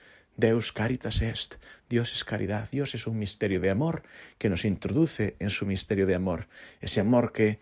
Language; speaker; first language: Spanish; native; Spanish